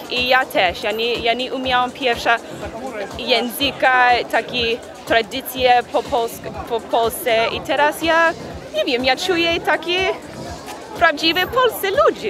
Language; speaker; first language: Polish; non-native, learner; English